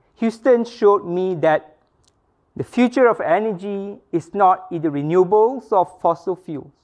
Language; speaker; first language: English; non-native, local second language; Malay